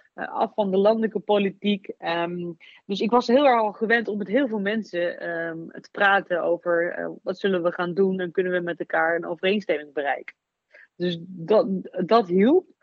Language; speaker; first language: Dutch; native; Dutch